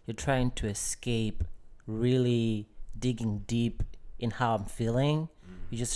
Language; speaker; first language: English; non-native, local second language; Nyanja